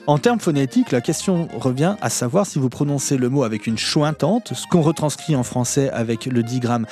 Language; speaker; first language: French; native; French